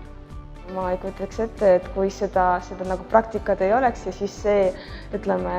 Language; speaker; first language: Estonian; native; Estonian